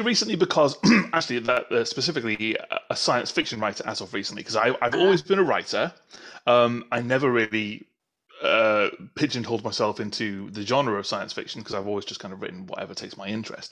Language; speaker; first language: English; native; English